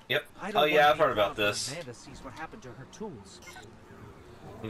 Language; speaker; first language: English; native; English